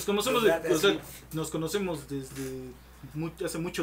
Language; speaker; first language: Spanish; native; Spanish